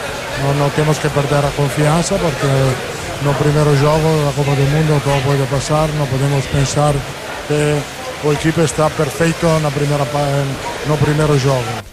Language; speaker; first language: Portuguese; non-native, learner; Italian